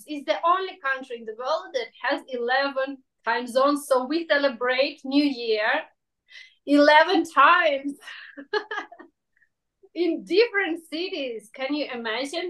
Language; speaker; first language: English; non-native, fluent; Russian